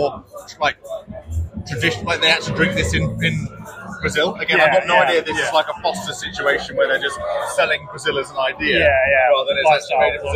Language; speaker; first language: English; native; English